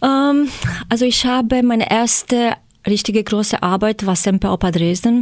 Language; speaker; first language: German; non-native, fluent; Croatian